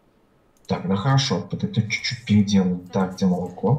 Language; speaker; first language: Russian; native; Russian